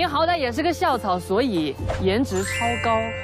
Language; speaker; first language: Chinese; native; Chinese